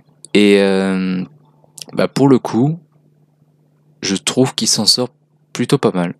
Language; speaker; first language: French; native; French